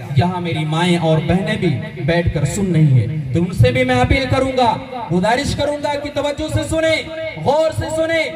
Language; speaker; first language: Urdu; native; Urdu